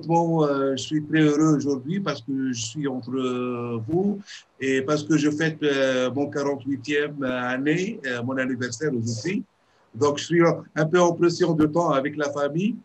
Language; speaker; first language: French; non-native, local second language; Arabic